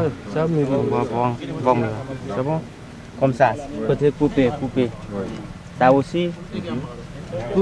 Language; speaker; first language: French; non-native, learner; Vietnamese